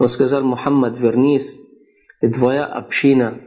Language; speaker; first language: Russian; non-native, fluent; Arabic